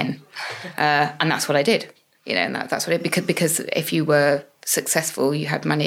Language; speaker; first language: English; native; English